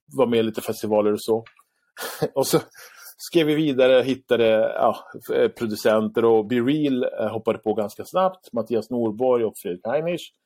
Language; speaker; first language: Swedish; early bilingual, other home language; Arabic